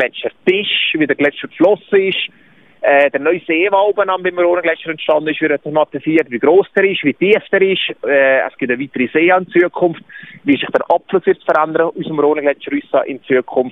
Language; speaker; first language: German; native; German